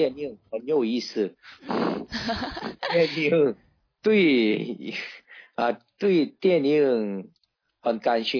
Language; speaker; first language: Chinese; non-native, learner; Korean